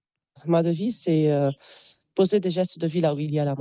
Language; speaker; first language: French; non-native, local second language; Arabic